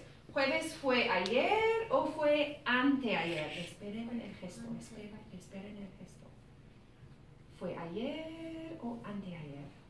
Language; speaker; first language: Spanish; non-native, fluent; English